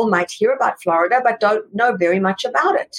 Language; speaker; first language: English; native; English